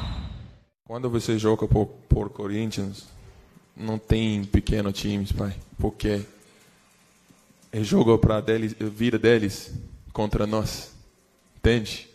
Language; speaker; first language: Portuguese; non-native, fluent; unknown